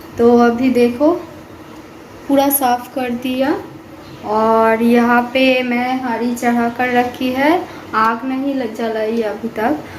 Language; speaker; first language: Hindi; non-native, local second language; Bangla